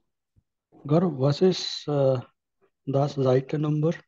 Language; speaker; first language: German; non-native, learner; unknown